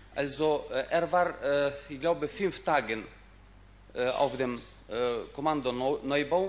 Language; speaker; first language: German; non-native, fluent; Ukrainian